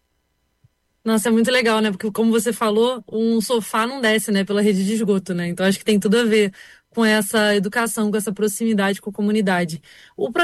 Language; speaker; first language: Portuguese; native; Portuguese